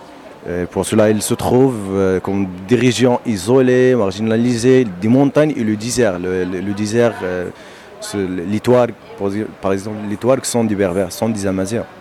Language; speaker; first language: French; non-native, local second language; Berber languages